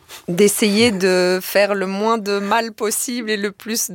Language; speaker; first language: French; native; French